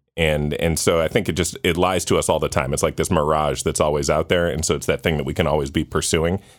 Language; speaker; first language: English; native; English